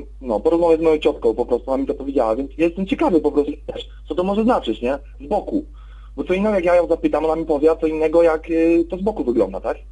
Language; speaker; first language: Polish; native; Polish